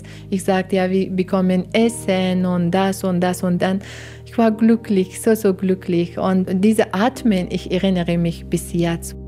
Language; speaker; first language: German; non-native, learner; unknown